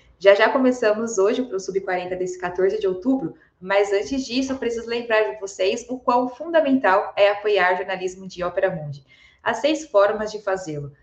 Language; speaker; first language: Portuguese; native; Portuguese